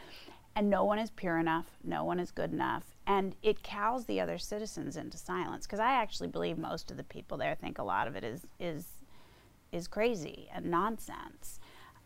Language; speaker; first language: English; native; English